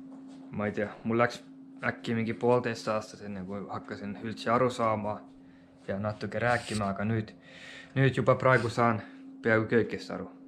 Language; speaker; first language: Estonian; non-native, learner; Finnish